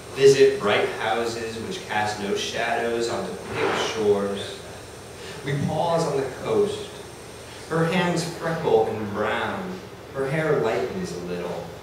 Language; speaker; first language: English; native; English